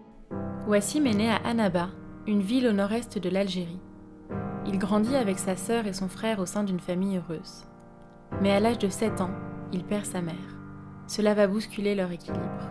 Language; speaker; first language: French; native; French